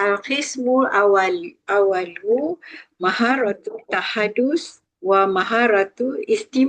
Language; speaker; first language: Arabic; non-native, learner; Malay